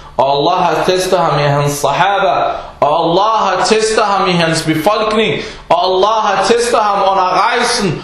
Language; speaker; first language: Danish; non-native, fluent; Arabic